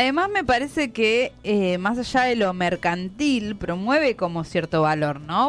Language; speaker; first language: Spanish; native; Spanish